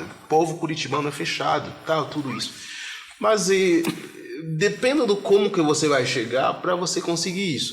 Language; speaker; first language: Portuguese; non-native, fluent; Haitian Creole